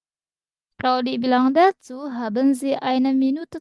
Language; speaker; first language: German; non-native, fluent; Indonesian